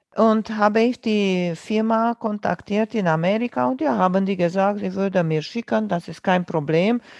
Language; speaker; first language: German; non-native, fluent; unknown